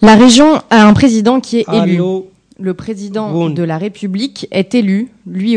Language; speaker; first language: French; non-native, learner; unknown